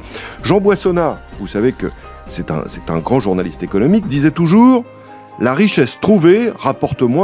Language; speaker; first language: French; native; French